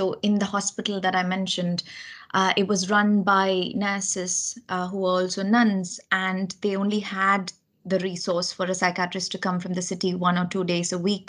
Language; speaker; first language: English; non-native, local second language; Malayalam